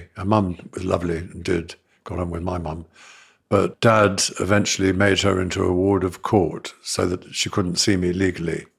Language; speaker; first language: English; native; English